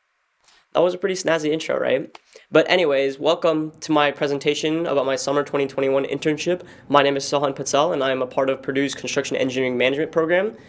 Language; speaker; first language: English; native; English